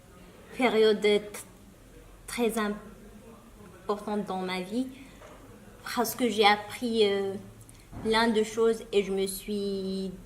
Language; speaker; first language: French; early bilingual, other home language; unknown